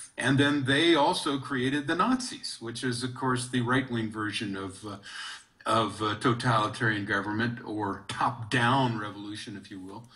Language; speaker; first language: English; native; English